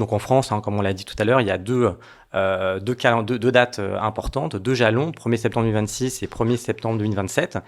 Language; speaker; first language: French; native; French